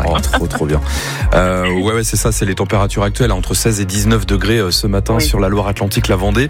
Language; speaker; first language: French; native; French